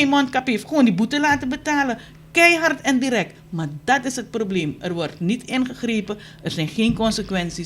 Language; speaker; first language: Dutch; native; Dutch